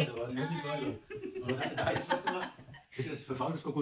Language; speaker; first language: German; native; German